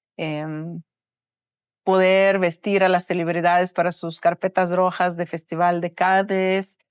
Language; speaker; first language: Spanish; non-native, fluent; Ukrainian